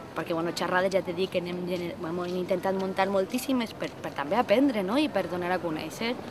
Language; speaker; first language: Catalan; non-native, local second language; Spanish